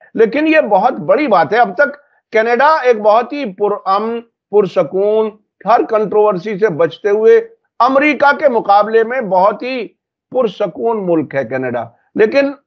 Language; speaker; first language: Hindi; native; Hindi